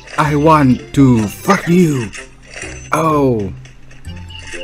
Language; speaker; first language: English; non-native, learner; Vietnamese